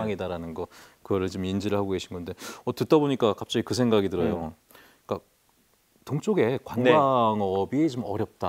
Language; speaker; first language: Korean; native; Korean